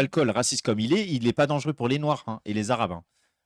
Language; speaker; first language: French; native; French